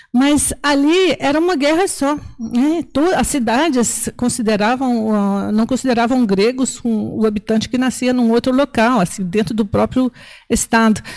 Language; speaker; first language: Portuguese; native; Portuguese